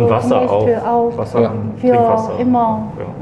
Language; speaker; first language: German; non-native, learner; Korean